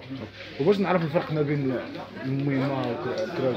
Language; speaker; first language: Arabic; native; Arabic